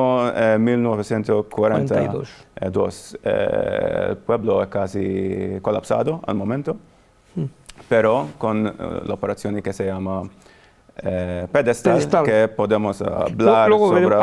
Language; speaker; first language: Spanish; non-native, fluent; Maltese